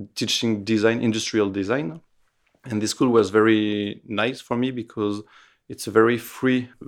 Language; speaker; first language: English; non-native, fluent; French